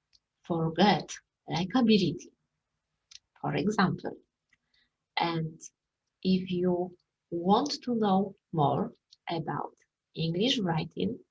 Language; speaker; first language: English; non-native, fluent; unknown